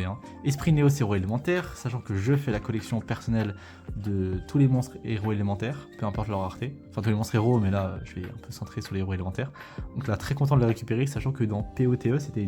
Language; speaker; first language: French; native; French